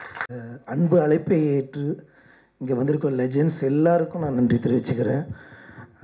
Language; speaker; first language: Tamil; native; Tamil